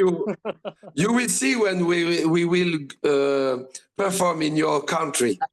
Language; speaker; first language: English; non-native, learner; French